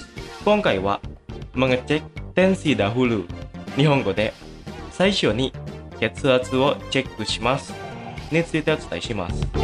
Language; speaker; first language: Japanese; non-native, fluent; Indonesian